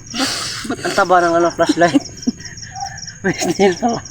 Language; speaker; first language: Filipino; non-native, local second language; Cebuano